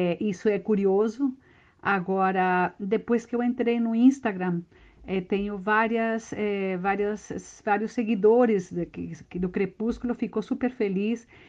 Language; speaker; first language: Portuguese; non-native, fluent; Spanish